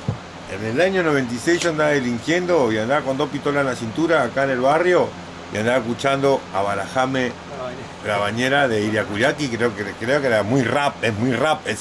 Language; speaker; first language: Spanish; native; Spanish